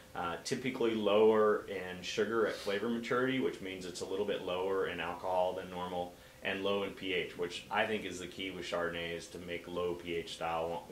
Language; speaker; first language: English; native; English